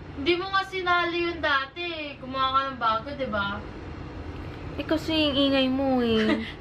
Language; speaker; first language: Filipino; native; Filipino